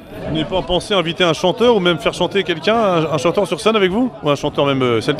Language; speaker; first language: French; native; French